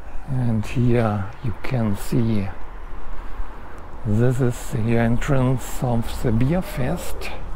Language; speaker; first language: English; non-native, fluent; German